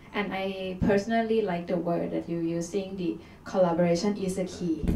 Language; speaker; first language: English; non-native, fluent; Thai